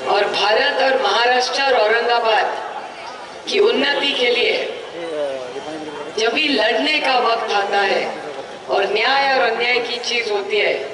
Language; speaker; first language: Hindi; non-native, local second language; Marathi